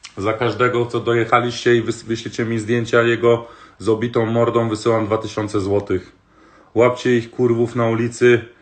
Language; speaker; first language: Polish; early bilingual, heritage; Polish